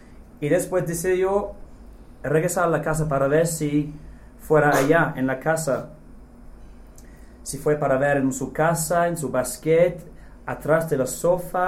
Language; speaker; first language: Spanish; non-native, fluent; English